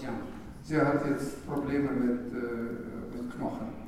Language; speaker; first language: German; non-native, fluent; Russian